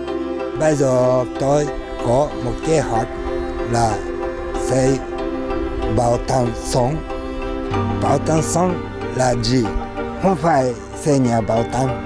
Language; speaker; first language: Vietnamese; non-native, learner; Japanese